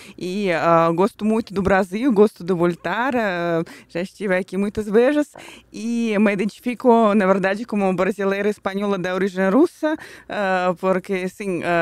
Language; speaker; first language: Portuguese; non-native, fluent; Russian